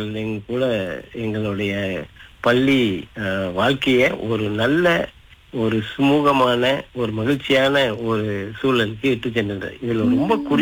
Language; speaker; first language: Tamil; early bilingual, heritage; Tamil